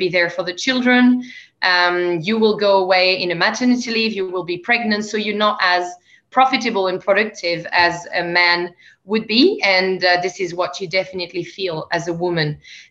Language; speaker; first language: English; non-native, fluent; French